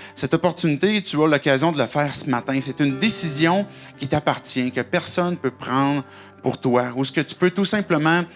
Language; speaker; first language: French; native; French